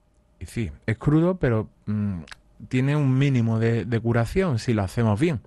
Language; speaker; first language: Spanish; native; Spanish